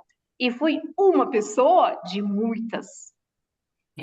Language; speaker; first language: Portuguese; non-native, fluent; Russian